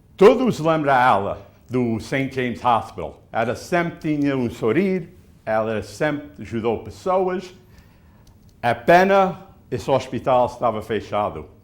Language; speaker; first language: Portuguese; early bilingual, heritage; Portuguese